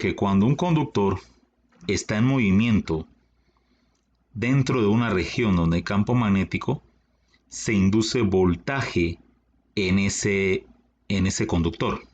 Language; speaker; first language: Spanish; native; Spanish